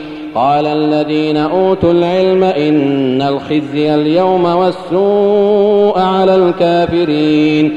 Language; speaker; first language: Arabic; native; Arabic